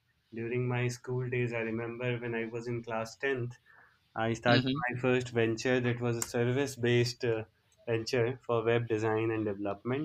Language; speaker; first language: English; non-native, local second language; Hindi